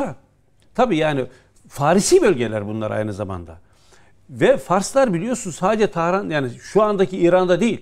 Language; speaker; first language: Turkish; native; Turkish